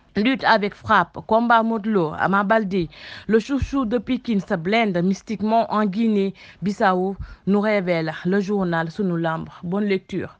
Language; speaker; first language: French; non-native, local second language; Wolof